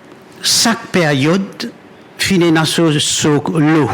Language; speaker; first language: French; non-native, local second language; Morisyen